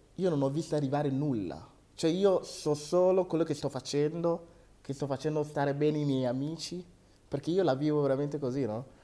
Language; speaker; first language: Italian; early bilingual, other home language; Akan